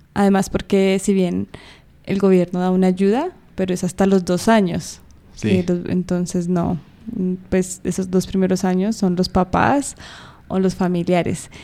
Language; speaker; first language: Spanish; native; Spanish